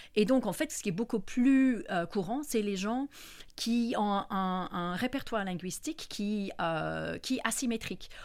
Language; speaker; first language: French; non-native, fluent; English